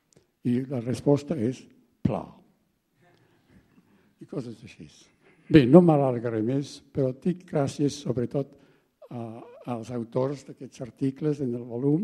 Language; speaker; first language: Catalan; non-native, fluent; German